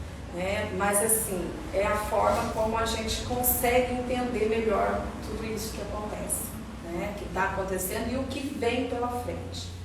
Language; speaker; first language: Portuguese; native; Portuguese